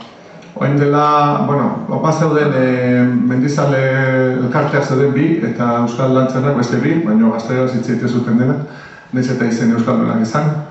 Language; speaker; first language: Basque; native; Basque